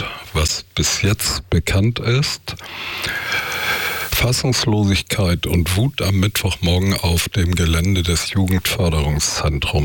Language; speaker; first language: German; native; German